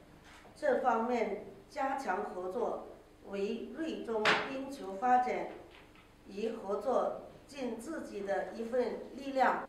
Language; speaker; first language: Chinese; native; Chinese